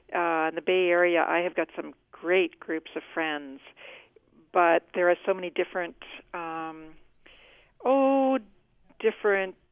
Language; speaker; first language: English; native; English